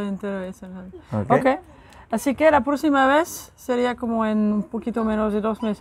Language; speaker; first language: Spanish; non-native, fluent; French